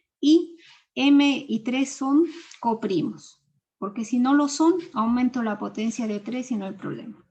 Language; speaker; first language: Spanish; native; Spanish